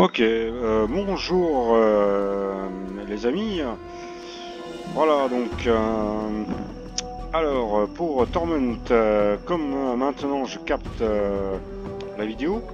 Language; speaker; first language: French; native; French